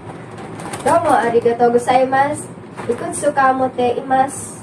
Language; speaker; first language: Japanese; non-native, learner; Filipino